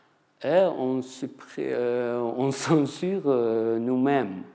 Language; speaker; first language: French; non-native, fluent; Persian